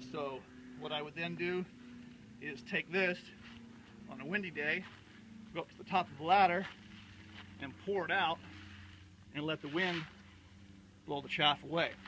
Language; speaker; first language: English; native; English